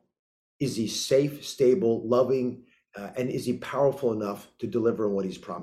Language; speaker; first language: English; native; English